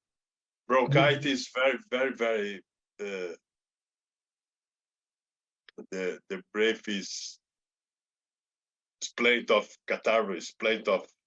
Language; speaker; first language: English; non-native, learner; Portuguese